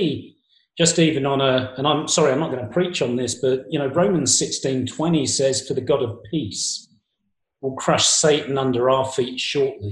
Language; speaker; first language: English; native; English